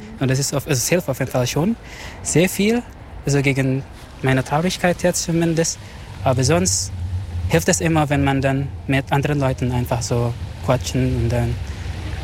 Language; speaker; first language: German; non-native, fluent; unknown